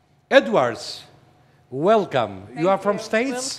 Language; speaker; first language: English; non-native, learner; Albanian